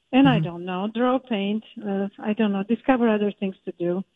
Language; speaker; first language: English; early bilingual, other home language; Turkish